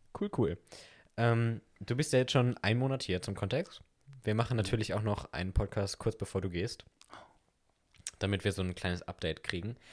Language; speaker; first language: German; native; German